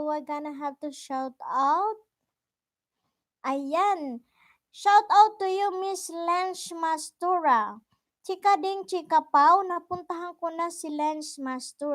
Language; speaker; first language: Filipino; non-native, local second language; Bikol